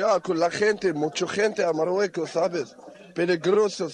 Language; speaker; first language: Spanish; non-native, learner; Arabic